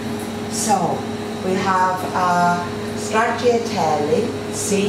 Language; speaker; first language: Italian; non-native, learner; English